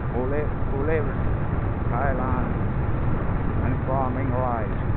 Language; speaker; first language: English; non-native, learner; Finnish